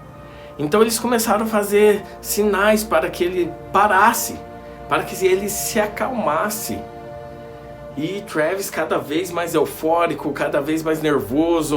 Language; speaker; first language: Portuguese; native; Portuguese